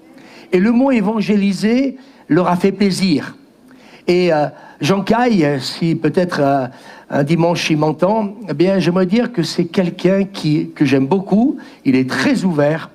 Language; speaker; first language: French; native; French